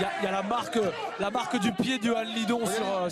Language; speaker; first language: French; native; French